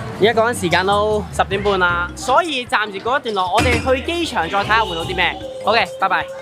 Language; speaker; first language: Chinese; non-native, local second language; Cantonese